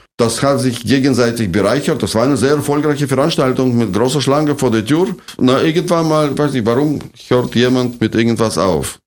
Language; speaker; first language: German; non-native, fluent; Russian